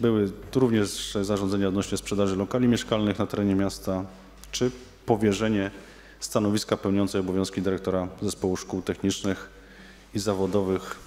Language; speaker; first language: Polish; native; Polish